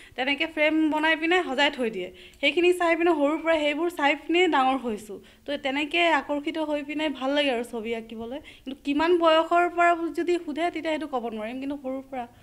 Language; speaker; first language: Assamese; native; Assamese